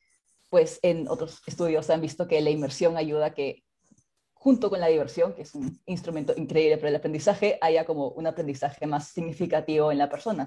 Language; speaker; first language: Spanish; native; Spanish